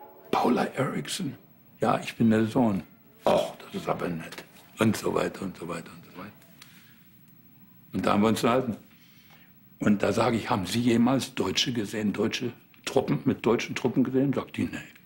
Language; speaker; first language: German; native; German